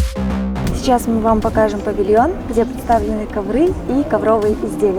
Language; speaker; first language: Russian; native; Russian